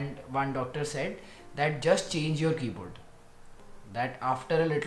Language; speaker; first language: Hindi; native; Hindi